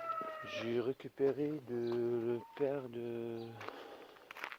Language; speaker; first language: French; non-native, fluent; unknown